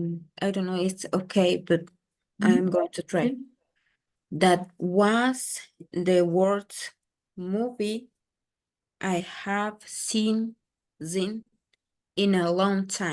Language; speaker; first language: English; non-native, learner; Spanish